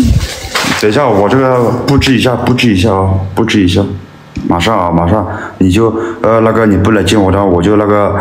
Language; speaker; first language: Chinese; non-native, local second language; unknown